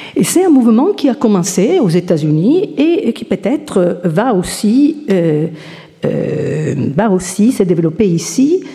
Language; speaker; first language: French; non-native, fluent; Italian